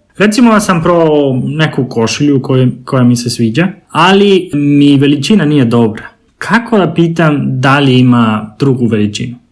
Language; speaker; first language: Serbian; non-native, learner; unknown